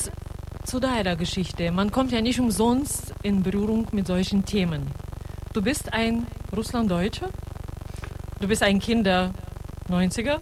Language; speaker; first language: German; non-native, fluent; Russian